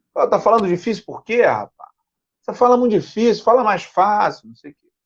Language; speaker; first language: Portuguese; native; Portuguese